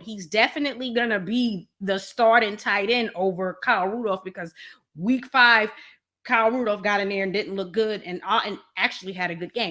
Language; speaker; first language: English; native; English